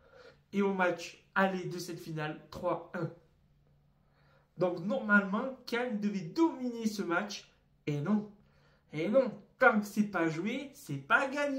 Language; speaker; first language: French; native; French